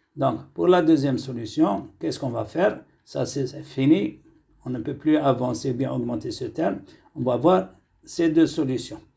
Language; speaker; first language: French; non-native, local second language; Arabic